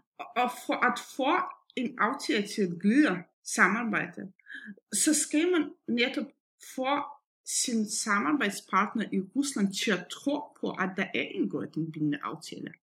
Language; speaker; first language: Danish; non-native, fluent; Russian